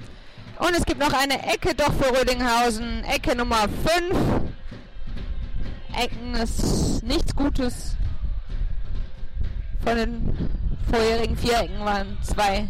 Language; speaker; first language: German; native; German